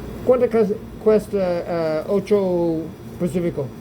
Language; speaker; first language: Spanish; non-native, learner; English